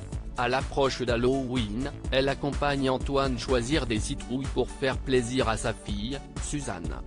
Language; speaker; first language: French; native; French